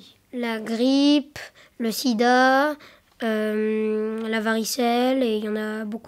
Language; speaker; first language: French; native; French